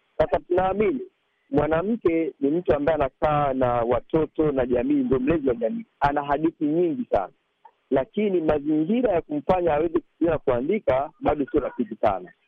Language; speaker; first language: Swahili; native; Swahili